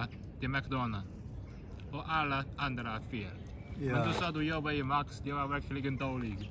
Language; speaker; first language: Swedish; early bilingual, other home language; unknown